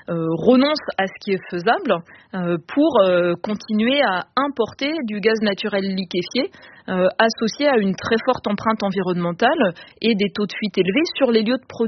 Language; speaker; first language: French; native; French